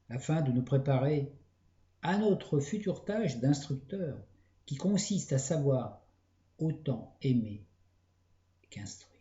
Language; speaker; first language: French; native; French